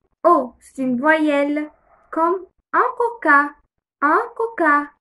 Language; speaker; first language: French; non-native, fluent; Arabic